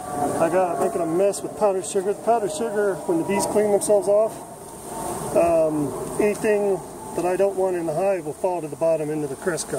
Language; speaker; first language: English; native; English